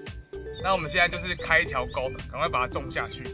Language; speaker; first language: Chinese; native; Chinese